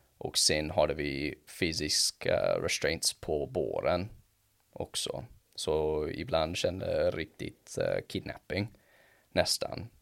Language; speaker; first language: Swedish; non-native, fluent; English